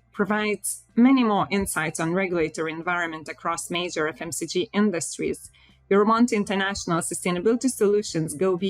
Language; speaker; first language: English; non-native, fluent; Lithuanian